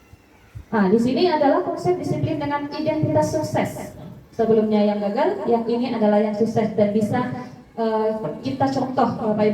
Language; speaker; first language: Indonesian; native; Indonesian